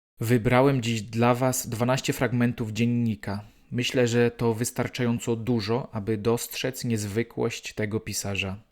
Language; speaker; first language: Polish; native; Polish